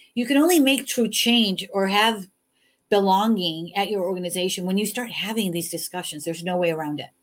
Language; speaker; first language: English; early bilingual, other home language; Hindi